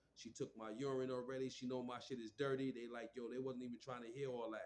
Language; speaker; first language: English; native; English